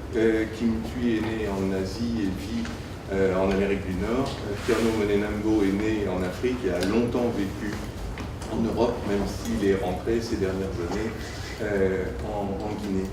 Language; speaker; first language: French; native; French